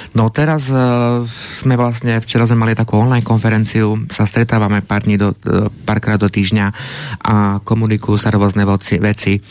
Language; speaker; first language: Slovak; native; Slovak